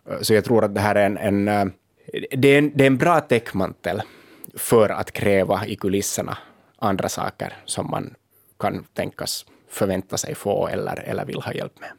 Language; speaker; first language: Swedish; native; Swedish